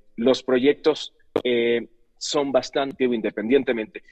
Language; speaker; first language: Spanish; native; Spanish